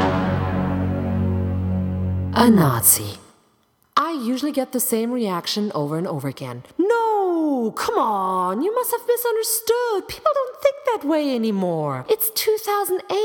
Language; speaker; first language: English; non-native, fluent; German